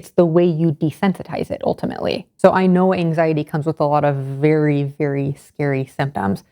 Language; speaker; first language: English; native; English